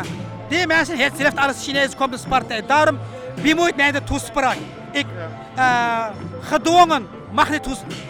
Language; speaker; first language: Dutch; non-native, learner; Uyghur